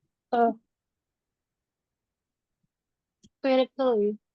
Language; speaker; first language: English; non-native, learner; Indonesian